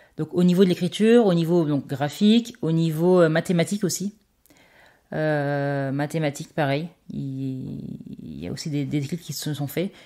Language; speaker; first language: French; native; French